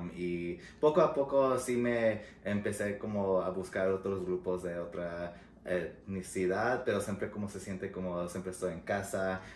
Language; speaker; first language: Spanish; early bilingual, heritage; Spanish